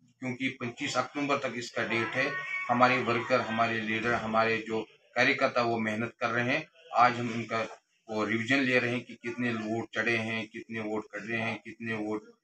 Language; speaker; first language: Hindi; non-native, local second language; Kashmiri